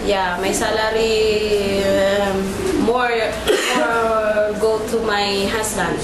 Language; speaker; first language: English; non-native, learner; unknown